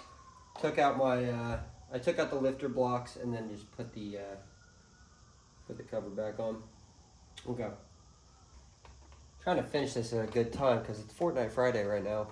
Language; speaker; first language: English; native; English